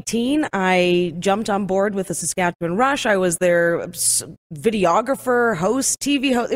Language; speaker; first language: English; native; English